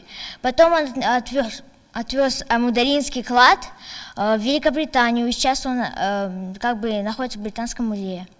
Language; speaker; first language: Russian; non-native, local second language; Tajik